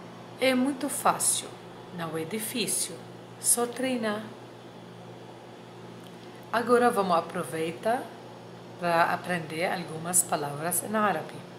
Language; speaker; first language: Portuguese; non-native, fluent; Arabic